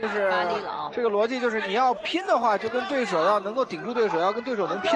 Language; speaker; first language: Chinese; native; Chinese